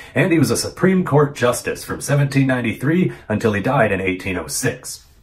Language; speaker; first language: English; native; English